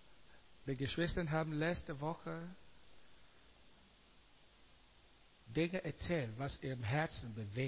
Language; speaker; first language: German; non-native, learner; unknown